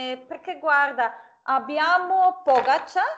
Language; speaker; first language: Italian; non-native, fluent; Serbian